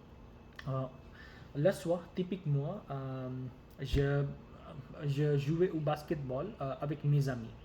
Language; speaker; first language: French; non-native, learner; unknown